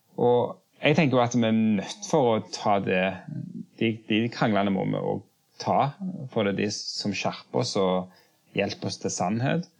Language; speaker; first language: Norwegian; native; Norwegian